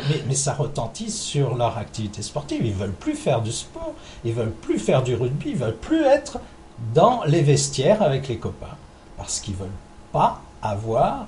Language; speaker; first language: French; native; French